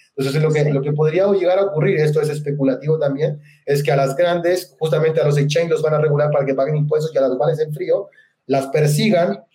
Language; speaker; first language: Spanish; native; Spanish